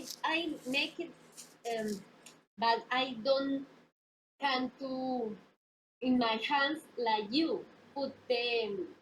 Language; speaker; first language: English; non-native, learner; Spanish